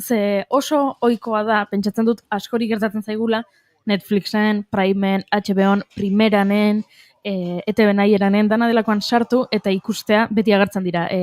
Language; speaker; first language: Basque; native; Basque